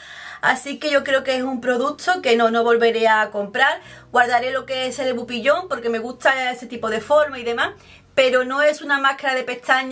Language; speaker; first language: Spanish; native; Spanish